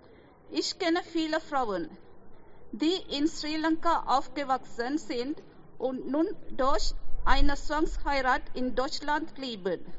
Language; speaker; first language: German; non-native, fluent; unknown